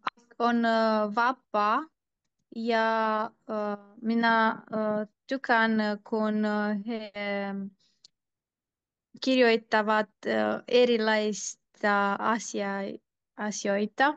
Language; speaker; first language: Finnish; non-native, learner; Turkish